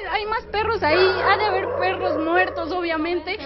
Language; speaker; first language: Spanish; native; Spanish